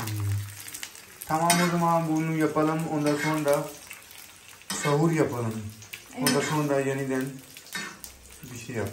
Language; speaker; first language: Turkish; non-native, learner; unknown